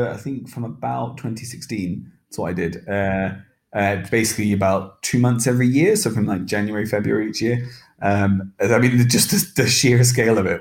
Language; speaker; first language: English; native; English